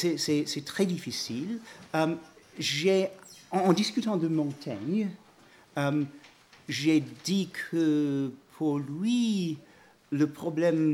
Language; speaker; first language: French; non-native, fluent; English